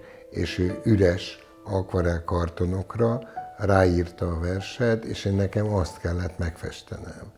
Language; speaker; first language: Hungarian; native; Hungarian